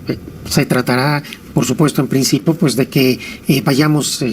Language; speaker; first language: Spanish; native; Spanish